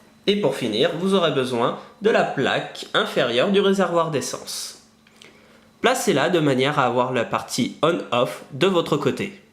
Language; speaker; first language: French; native; French